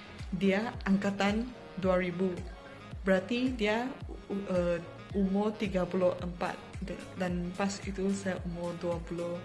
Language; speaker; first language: Indonesian; non-native, fluent; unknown